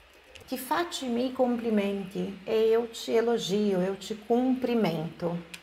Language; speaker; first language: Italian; non-native, fluent; Portuguese